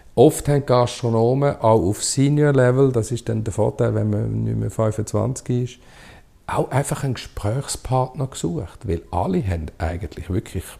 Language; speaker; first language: German; native; German